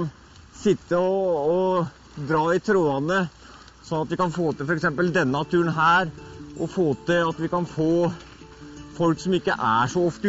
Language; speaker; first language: Norwegian; native; Norwegian